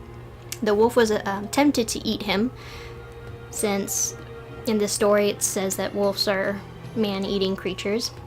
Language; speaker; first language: English; native; English